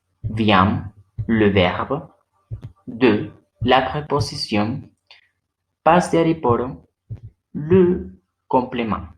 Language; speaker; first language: French; non-native, learner; Spanish